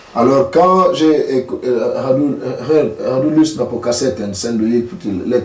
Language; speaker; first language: Swedish; non-native, learner; French